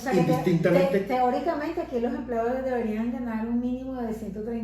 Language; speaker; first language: Spanish; native; Spanish